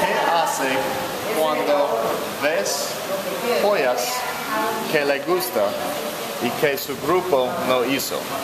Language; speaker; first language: Spanish; non-native, learner; English